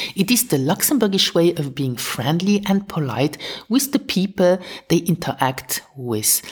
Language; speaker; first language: English; non-native, fluent; Luxembourgish